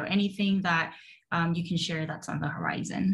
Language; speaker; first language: English; native; English